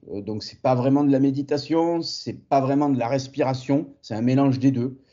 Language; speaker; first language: French; native; French